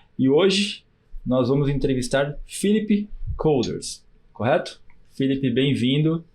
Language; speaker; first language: Portuguese; native; Portuguese